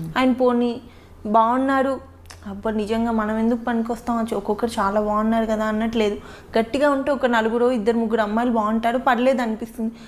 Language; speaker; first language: Telugu; native; Telugu